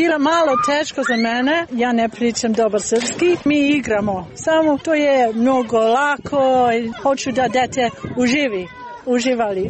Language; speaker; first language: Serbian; non-native, learner; English